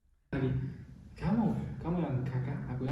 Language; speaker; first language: Indonesian; non-native, learner; German